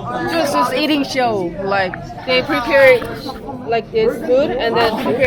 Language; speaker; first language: English; non-native, learner; Korean